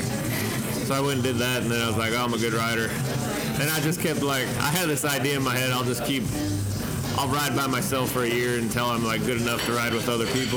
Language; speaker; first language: English; native; English